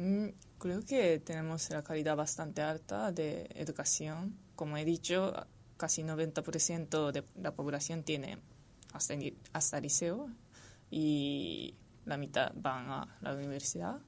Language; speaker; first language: Spanish; non-native, fluent; Japanese